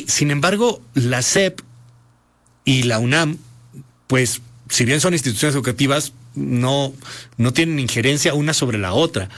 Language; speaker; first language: Spanish; native; Spanish